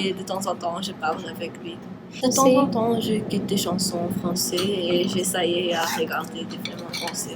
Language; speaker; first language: French; non-native, learner; English